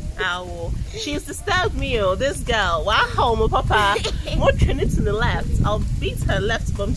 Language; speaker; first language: English; non-native, local second language; Akan